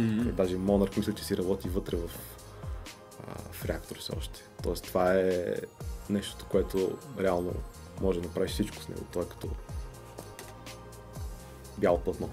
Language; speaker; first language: Bulgarian; native; Bulgarian